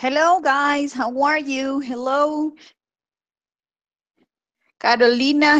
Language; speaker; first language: English; non-native, fluent; Spanish